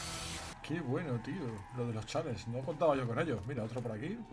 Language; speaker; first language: Spanish; native; Spanish